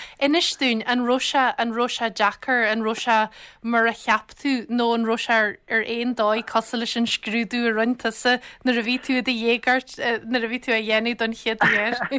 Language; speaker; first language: Irish; native; Irish